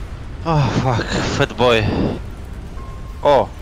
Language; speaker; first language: English; non-native, learner; Russian